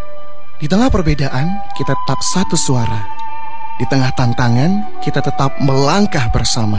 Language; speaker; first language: Indonesian; native; Indonesian